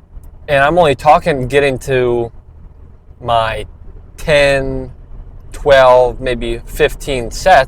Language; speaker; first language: English; native; English